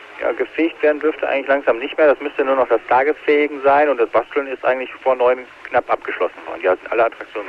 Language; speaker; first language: German; native; German